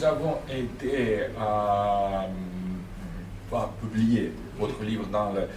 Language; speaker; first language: French; non-native, fluent; Russian